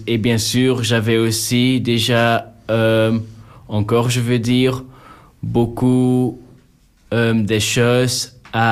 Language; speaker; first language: French; non-native, local second language; Dutch